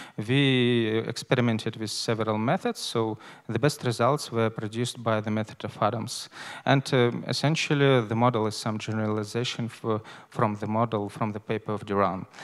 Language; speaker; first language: English; non-native, fluent; Russian